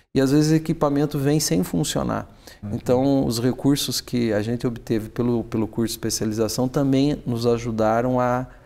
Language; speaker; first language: Portuguese; native; Portuguese